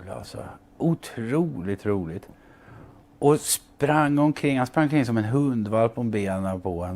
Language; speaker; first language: Swedish; native; Swedish